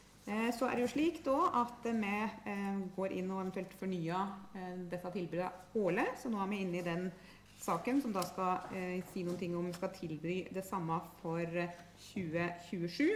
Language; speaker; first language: Norwegian; native; Norwegian